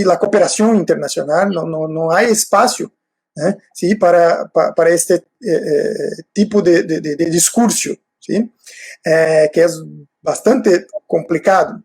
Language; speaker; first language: Spanish; non-native, fluent; Portuguese